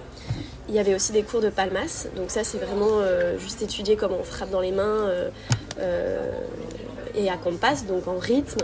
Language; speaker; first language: French; native; French